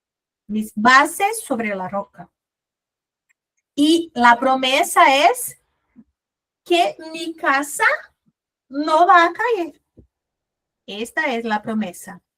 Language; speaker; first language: Spanish; non-native, fluent; Portuguese